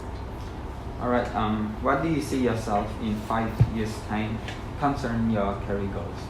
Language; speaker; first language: English; non-native, learner; Khmer